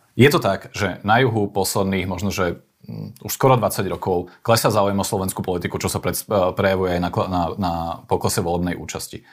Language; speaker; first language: Slovak; native; Slovak